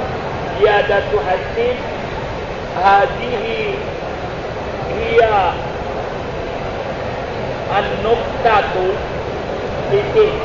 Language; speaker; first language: Arabic; non-native, fluent; Malay